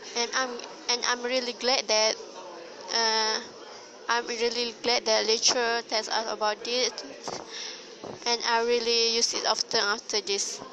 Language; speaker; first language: English; non-native, learner; Malay